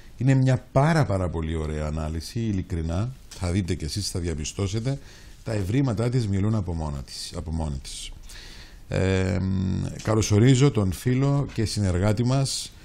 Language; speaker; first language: Greek; native; Greek